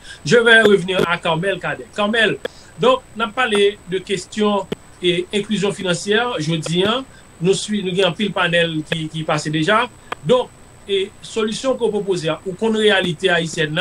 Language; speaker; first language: French; non-native, local second language; Haitian Creole